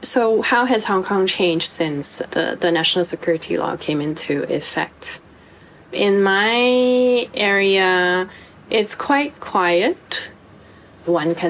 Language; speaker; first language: English; non-native, local second language; Cantonese